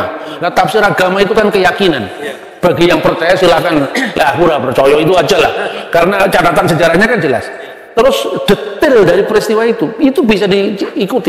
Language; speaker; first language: Indonesian; native; Indonesian